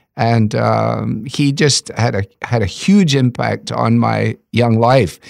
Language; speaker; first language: English; native; English